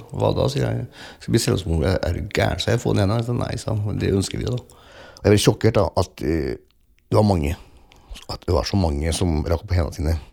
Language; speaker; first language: Norwegian; early bilingual, other home language; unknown